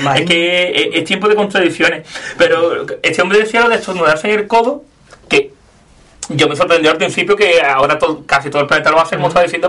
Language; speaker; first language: Spanish; native; Spanish